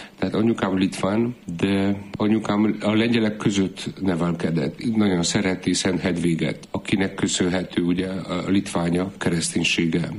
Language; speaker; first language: Hungarian; non-native, fluent; Polish